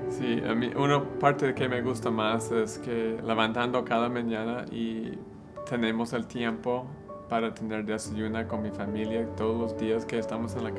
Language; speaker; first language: Spanish; non-native, learner; English